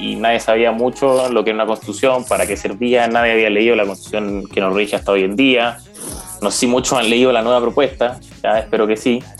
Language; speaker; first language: Spanish; native; Spanish